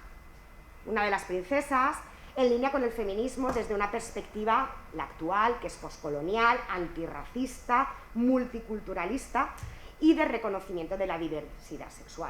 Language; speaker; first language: Spanish; native; Spanish